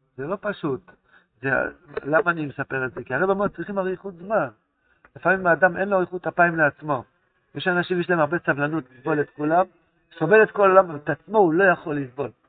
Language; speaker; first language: Hebrew; non-native, fluent; Yiddish